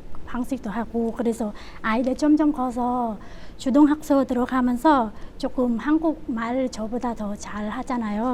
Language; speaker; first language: Korean; non-native, learner; Khmer